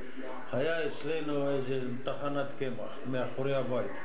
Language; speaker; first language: Hebrew; non-native, fluent; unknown